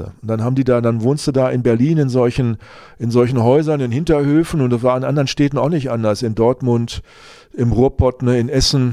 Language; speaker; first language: German; native; German